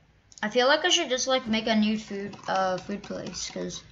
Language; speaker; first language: English; native; English